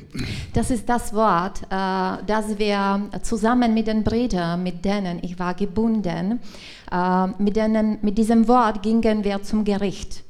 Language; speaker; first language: German; non-native, learner; Czech